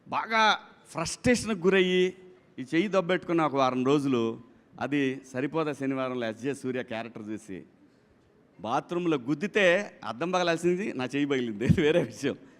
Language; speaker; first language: Telugu; native; Telugu